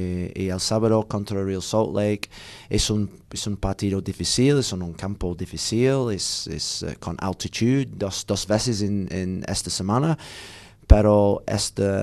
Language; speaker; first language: Spanish; non-native, learner; English